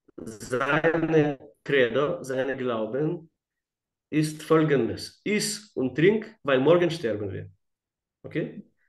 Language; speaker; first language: German; non-native, fluent; Russian